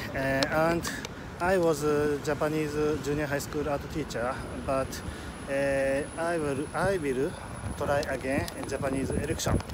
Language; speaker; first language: English; non-native, learner; Japanese